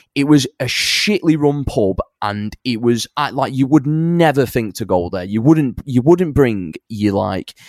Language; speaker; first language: English; native; English